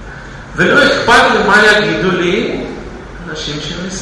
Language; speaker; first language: Hebrew; non-native, fluent; Russian